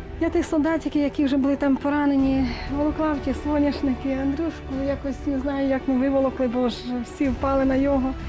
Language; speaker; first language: Ukrainian; native; Ukrainian